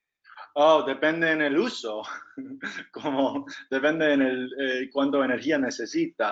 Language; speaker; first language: Spanish; non-native, fluent; English